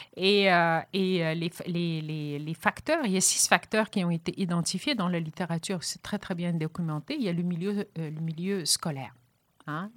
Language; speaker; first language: French; non-native, local second language; Arabic